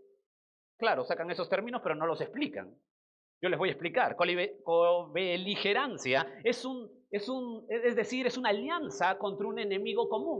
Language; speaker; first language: Spanish; native; Spanish